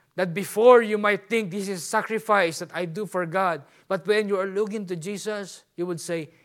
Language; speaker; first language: English; non-native, local second language; Filipino